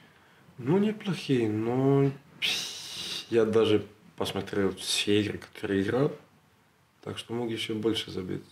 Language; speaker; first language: Russian; non-native, learner; Serbian